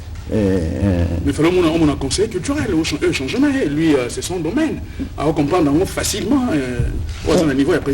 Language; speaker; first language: French; non-native, local second language; Lingala